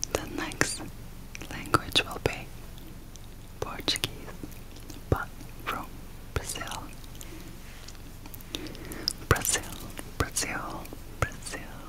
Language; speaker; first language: English; non-native, fluent; Turkish